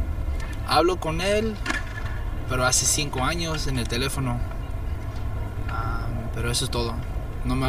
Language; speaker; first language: Spanish; early bilingual, heritage; Spanish